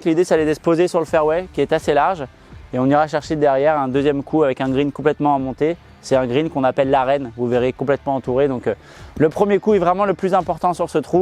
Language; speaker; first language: French; native; French